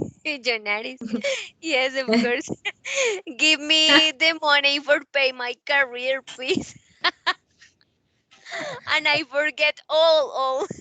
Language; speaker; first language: English; non-native, learner; Spanish